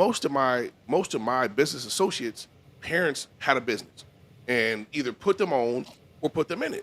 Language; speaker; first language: English; native; English